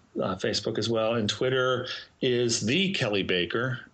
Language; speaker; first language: English; native; English